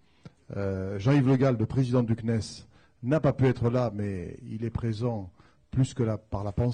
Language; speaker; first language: French; native; French